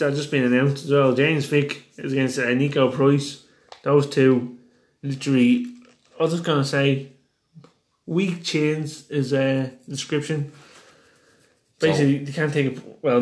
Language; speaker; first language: English; native; English